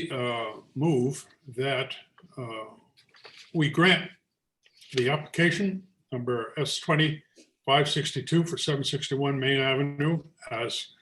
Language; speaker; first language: English; native; English